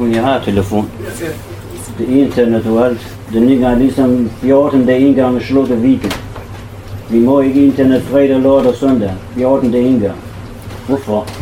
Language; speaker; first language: Danish; non-native, learner; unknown